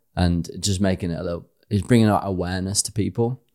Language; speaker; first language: English; native; English